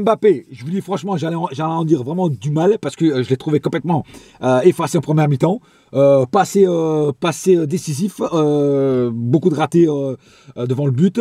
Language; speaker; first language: French; native; French